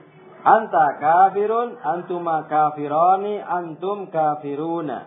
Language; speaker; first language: Arabic; non-native, learner; Indonesian